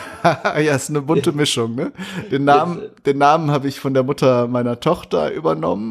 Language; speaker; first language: German; native; German